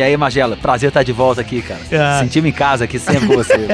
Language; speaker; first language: Portuguese; native; Portuguese